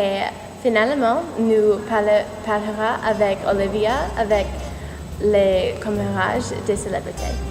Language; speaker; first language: French; non-native, learner; English